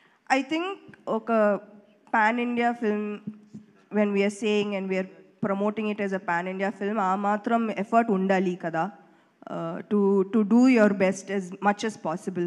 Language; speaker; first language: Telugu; non-native, fluent; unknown